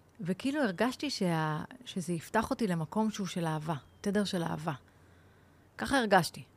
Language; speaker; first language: Hebrew; native; Hebrew